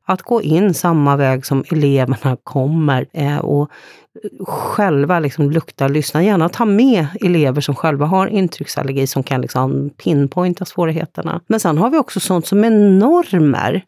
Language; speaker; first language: Swedish; native; Swedish